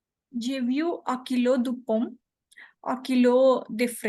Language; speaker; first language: French; non-native, learner; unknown